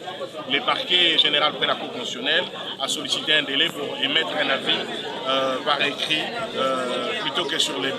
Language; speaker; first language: French; non-native, local second language; Lingala